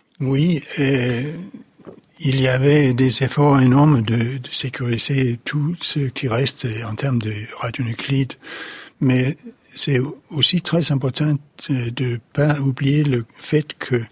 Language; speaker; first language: French; non-native, fluent; Danish